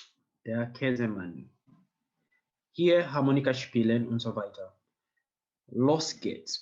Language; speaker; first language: German; non-native, learner; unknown